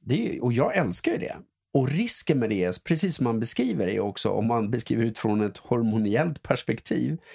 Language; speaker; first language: Swedish; native; Swedish